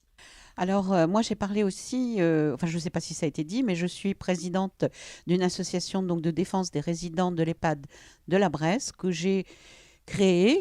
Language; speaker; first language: French; native; French